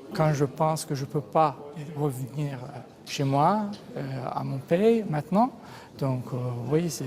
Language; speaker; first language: French; non-native, fluent; Azerbaijani